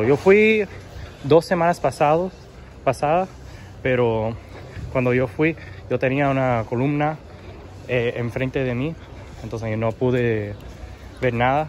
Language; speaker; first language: Spanish; early bilingual, heritage; English